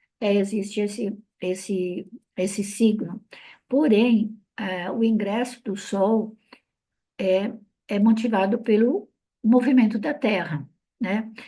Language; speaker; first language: Portuguese; early bilingual, other home language; Italian